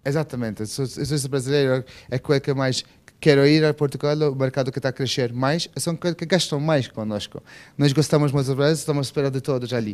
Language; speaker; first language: Portuguese; non-native, fluent; Maltese